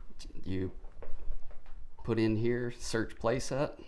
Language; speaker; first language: English; native; English